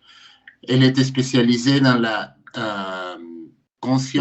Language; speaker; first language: French; non-native, fluent; Spanish